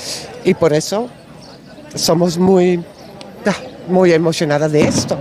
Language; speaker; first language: Spanish; non-native, learner; Dutch